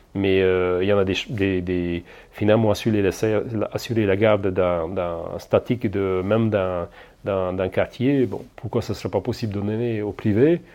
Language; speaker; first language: French; non-native, fluent; Hungarian